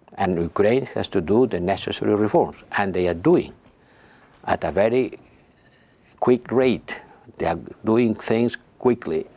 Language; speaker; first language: English; non-native, fluent; Spanish